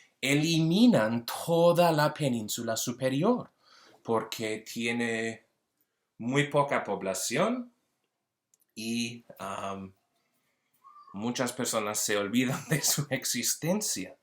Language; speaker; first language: Spanish; early bilingual, heritage; Spanish